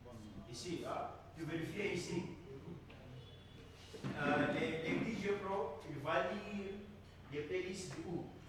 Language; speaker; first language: French; non-native, learner; Portuguese